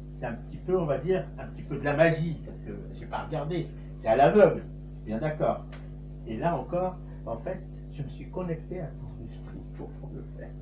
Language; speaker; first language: French; non-native, local second language; Arabic